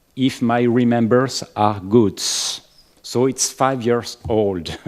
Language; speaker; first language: English; non-native, learner; French